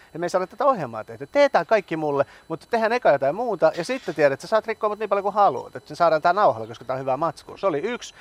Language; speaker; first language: Finnish; early bilingual, other home language; Persian